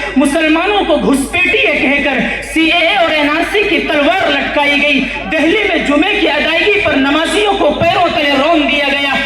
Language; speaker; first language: Urdu; native; Urdu